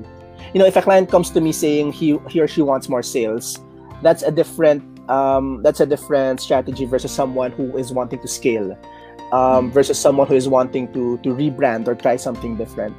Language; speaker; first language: English; non-native, local second language; Filipino